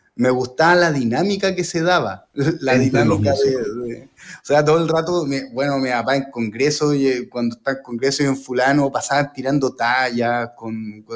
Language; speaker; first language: Spanish; native; Spanish